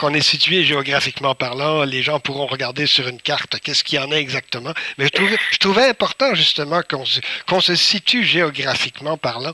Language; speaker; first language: French; native; French